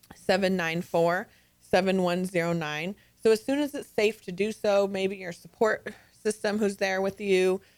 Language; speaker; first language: English; native; English